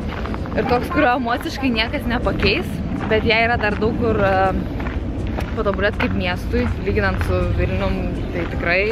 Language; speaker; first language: Lithuanian; native; Lithuanian